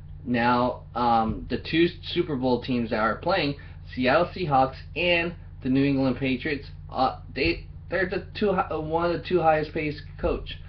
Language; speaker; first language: English; native; English